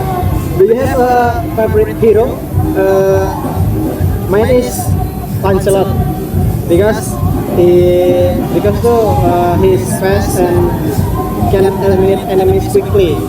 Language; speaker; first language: English; non-native, learner; Indonesian